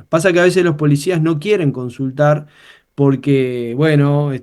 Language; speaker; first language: Spanish; native; Spanish